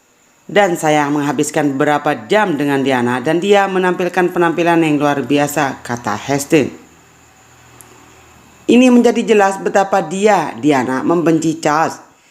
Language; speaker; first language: Indonesian; native; Indonesian